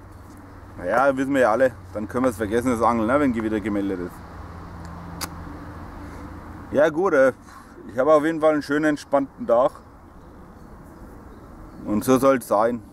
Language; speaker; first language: German; native; German